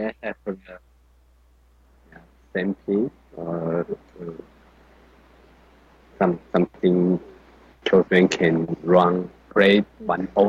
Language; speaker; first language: English; non-native, learner; Chinese